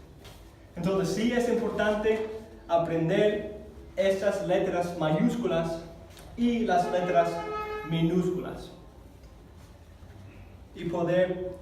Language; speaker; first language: Spanish; non-native, fluent; English